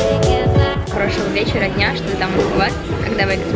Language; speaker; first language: Russian; native; Russian